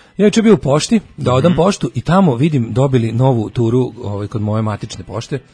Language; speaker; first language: Serbian; native; Serbian